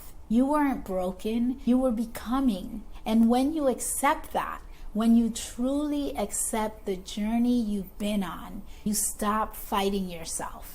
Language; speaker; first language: English; native; English